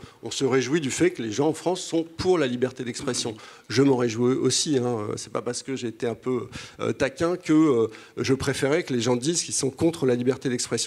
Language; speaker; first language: French; native; French